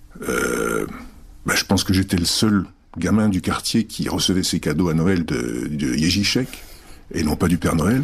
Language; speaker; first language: French; early bilingual, other home language; Czech